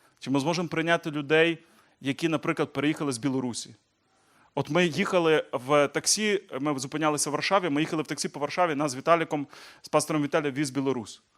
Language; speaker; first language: Ukrainian; native; Ukrainian